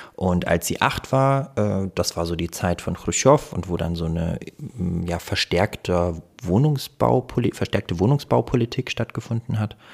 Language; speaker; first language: German; early bilingual, other home language; Russian